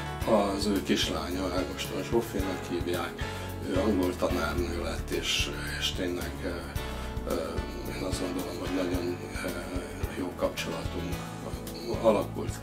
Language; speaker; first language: Hungarian; native; Hungarian